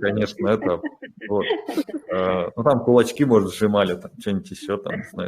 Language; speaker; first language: Russian; native; Russian